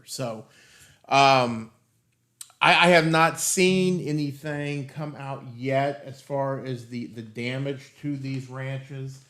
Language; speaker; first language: English; native; English